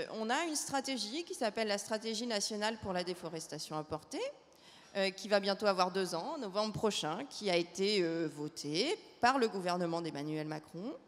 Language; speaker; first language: French; native; French